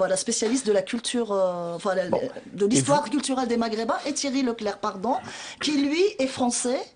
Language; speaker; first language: French; non-native, local second language; Arabic